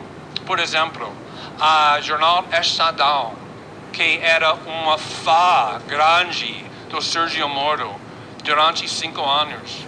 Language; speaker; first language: Portuguese; non-native, fluent; English